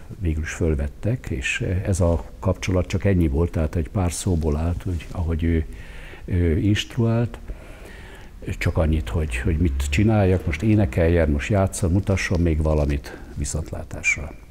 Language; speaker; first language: Hungarian; native; Hungarian